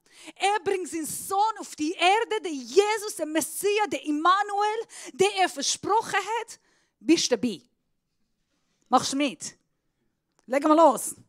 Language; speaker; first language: German; non-native, fluent; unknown